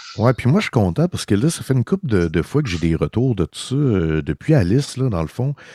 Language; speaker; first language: French; early bilingual, heritage; French